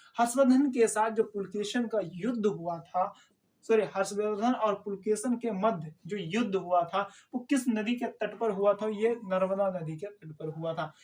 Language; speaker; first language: Hindi; native; Hindi